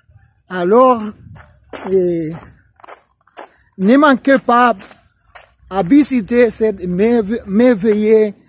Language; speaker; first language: French; non-native, fluent; Spanish